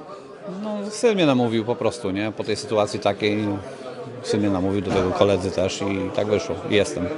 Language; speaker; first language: Polish; native; Polish